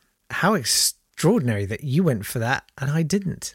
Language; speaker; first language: English; native; English